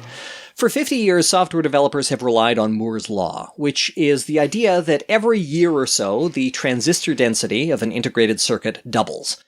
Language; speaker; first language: English; native; English